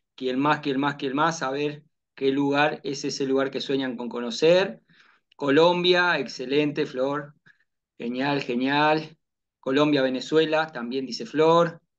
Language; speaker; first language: Spanish; native; Spanish